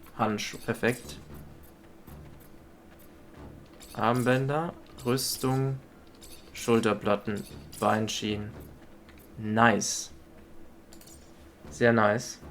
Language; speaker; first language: German; native; German